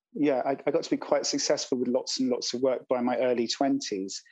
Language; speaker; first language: English; native; English